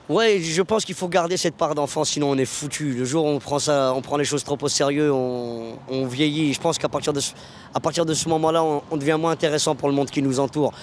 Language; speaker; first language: French; early bilingual, other home language; Arabic